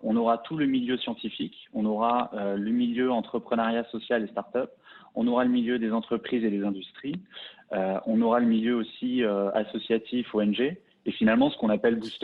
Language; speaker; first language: French; native; French